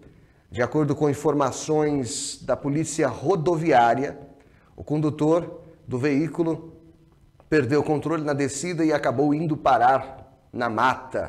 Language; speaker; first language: Portuguese; native; Portuguese